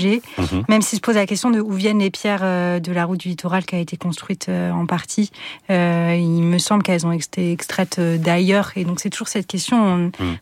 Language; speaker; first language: French; native; French